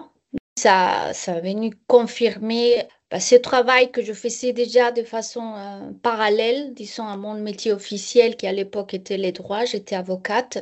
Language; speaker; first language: French; non-native, fluent; Spanish